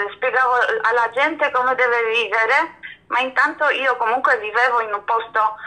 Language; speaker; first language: Italian; non-native, fluent; Polish